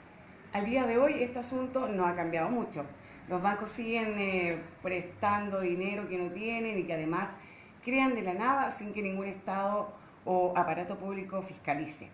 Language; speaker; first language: Spanish; native; Spanish